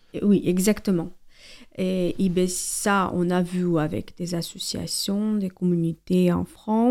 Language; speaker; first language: French; non-native, fluent; Ukrainian